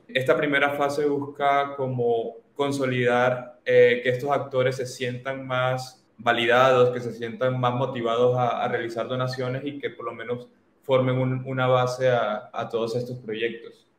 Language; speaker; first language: Spanish; native; Spanish